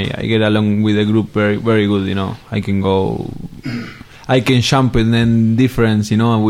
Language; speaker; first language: English; non-native, fluent; Spanish